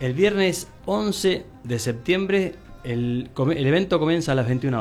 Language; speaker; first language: Spanish; native; Spanish